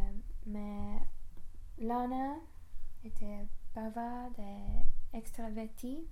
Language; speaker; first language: French; non-native, learner; English